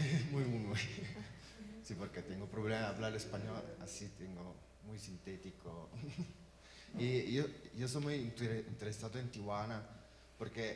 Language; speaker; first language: Spanish; non-native, learner; Italian